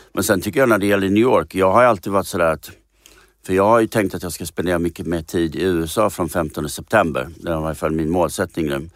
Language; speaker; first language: Swedish; native; Swedish